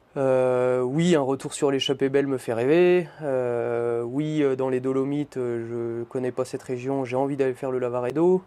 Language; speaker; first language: French; native; French